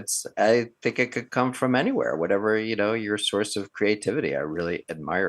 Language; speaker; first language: English; native; English